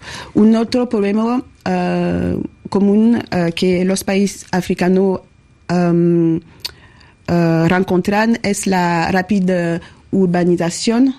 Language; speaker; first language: Spanish; non-native, learner; French